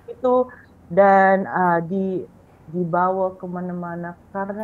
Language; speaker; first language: Indonesian; non-native, fluent; Filipino